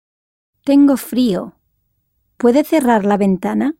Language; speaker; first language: Spanish; non-native, learner; English